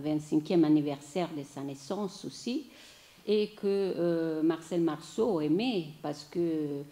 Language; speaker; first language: French; non-native, fluent; Italian